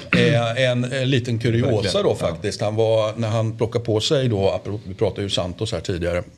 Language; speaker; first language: Swedish; native; Swedish